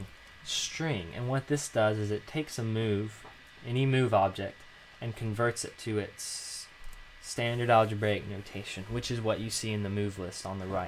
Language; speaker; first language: English; native; English